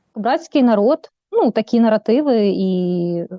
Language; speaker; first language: Ukrainian; native; Ukrainian